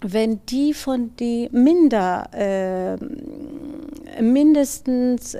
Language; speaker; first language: German; non-native, fluent; Persian